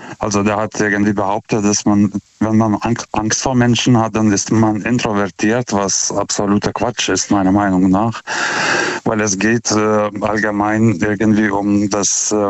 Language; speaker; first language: German; non-native, fluent; Russian